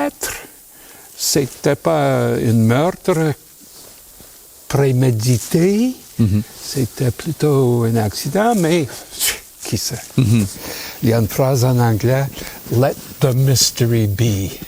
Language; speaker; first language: French; non-native, local second language; English